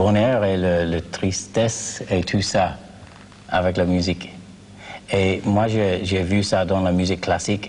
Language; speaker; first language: French; non-native, learner; English